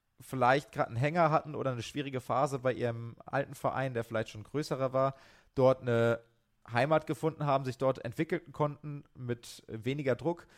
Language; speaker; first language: German; native; German